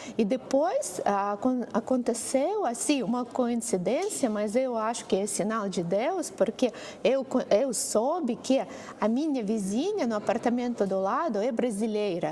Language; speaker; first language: Portuguese; non-native, fluent; Russian